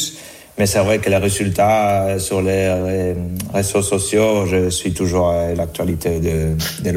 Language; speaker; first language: French; non-native, fluent; Spanish